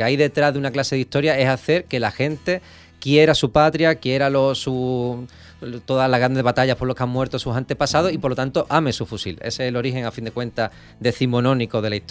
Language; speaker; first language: Spanish; native; Spanish